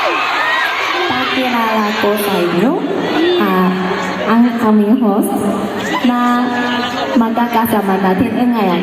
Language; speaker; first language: Filipino; non-native, learner; Korean